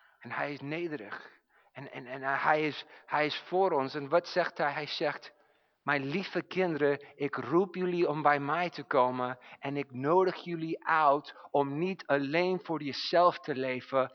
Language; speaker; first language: Dutch; non-native, fluent; English